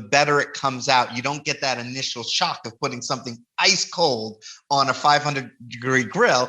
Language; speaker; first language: English; native; English